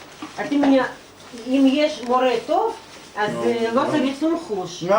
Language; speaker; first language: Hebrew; non-native, fluent; Russian